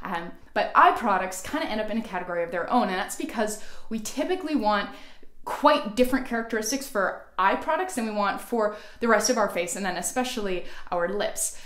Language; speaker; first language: English; native; English